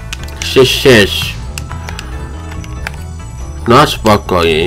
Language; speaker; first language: Polish; non-native, learner; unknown